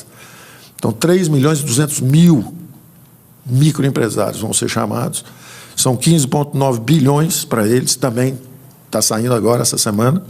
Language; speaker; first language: Portuguese; native; Portuguese